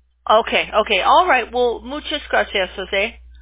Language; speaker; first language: Spanish; non-native, learner; English